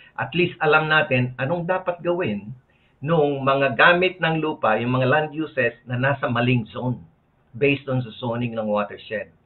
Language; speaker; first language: Filipino; native; Filipino